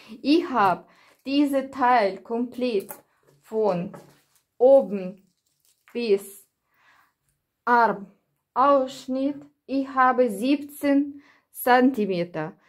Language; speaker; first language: German; non-native, learner; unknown